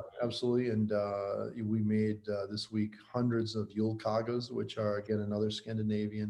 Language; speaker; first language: English; native; English